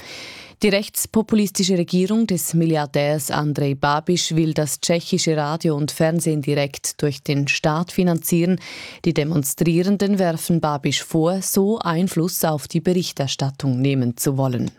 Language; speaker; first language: German; native; German